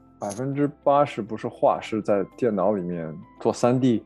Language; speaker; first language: Chinese; early bilingual, heritage; Chinese